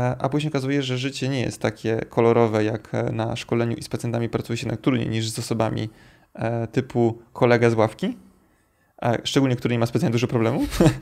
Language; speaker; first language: Polish; native; Polish